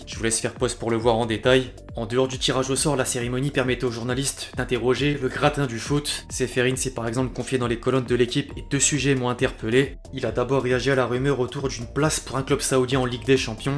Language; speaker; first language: French; native; French